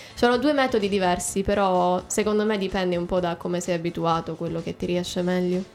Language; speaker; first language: Italian; native; Italian